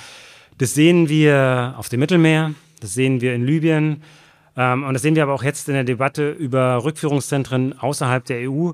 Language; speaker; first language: German; native; German